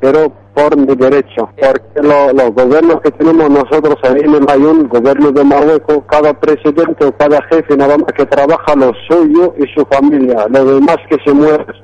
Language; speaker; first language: Spanish; non-native, fluent; Arabic